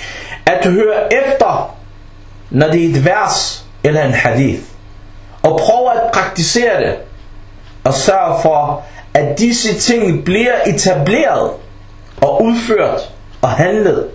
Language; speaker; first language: Danish; early bilingual, other home language; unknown